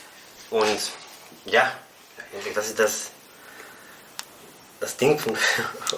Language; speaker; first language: German; non-native, fluent; Spanish